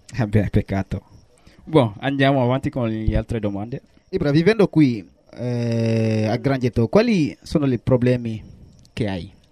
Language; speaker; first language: Italian; non-native, fluent; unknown